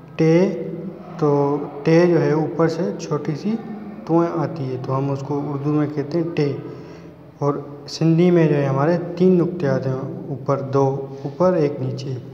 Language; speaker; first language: Urdu; non-native, local second language; Sindhi